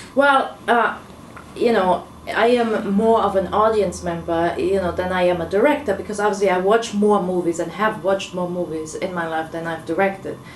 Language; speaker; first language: English; non-native, fluent; German